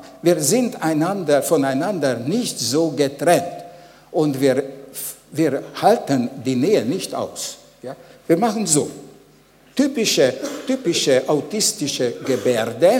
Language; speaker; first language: German; non-native, fluent; Hungarian